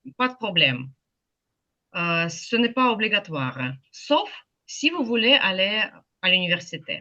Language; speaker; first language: French; non-native, fluent; Ukrainian